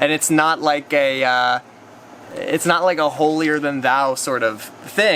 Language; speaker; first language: English; native; English